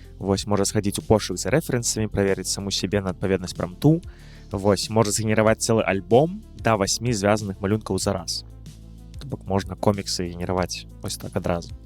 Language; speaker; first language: Belarusian; non-native, local second language; Russian